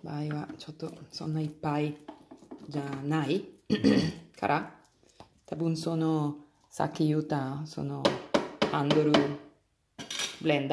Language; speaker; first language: Japanese; non-native, learner; Italian